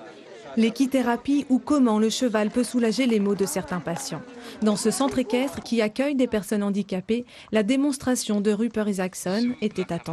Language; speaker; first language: French; native; French